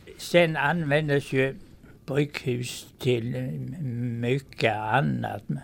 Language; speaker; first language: Swedish; native; Swedish